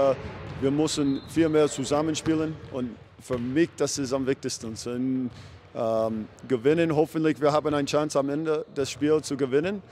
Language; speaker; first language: German; non-native, learner; English